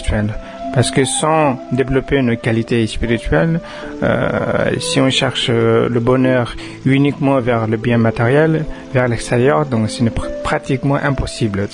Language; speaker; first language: French; non-native, fluent; Tibetan